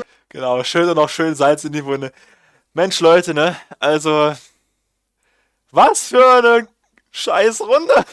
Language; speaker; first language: German; native; German